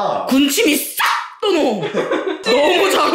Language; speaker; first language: Korean; native; Korean